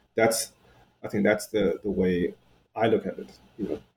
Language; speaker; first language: English; non-native, fluent; Chinese